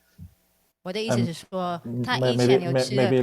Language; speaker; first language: Chinese; non-native, learner; English